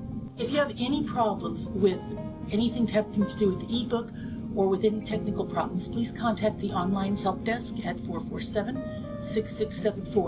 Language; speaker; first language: English; native; English